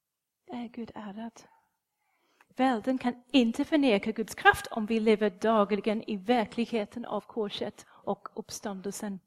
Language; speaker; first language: Swedish; non-native, fluent; English